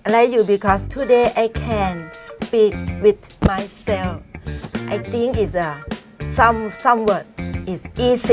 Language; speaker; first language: English; non-native, learner; Thai